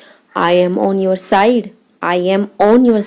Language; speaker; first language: English; non-native, local second language; Hindi